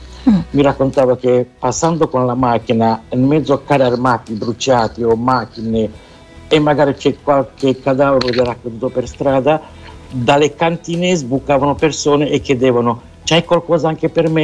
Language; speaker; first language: Italian; non-native, fluent; Romanian